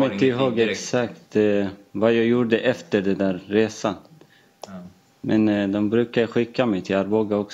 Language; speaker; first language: Swedish; non-native, fluent; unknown